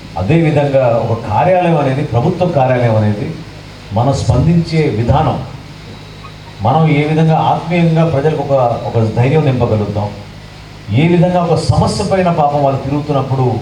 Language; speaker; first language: Telugu; native; Telugu